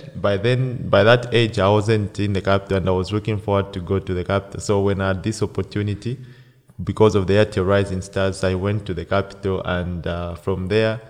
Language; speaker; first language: English; non-native, local second language; Bemba